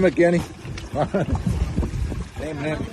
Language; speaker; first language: English; non-native, learner; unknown